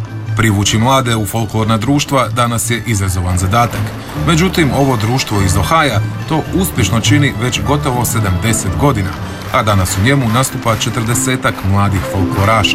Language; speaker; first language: Serbian; native; Serbian